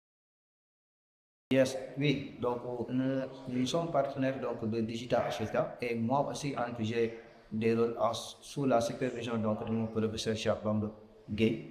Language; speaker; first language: French; non-native, local second language; Wolof